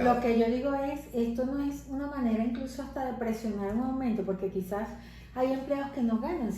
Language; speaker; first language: Spanish; native; Spanish